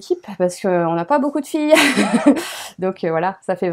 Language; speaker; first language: French; native; French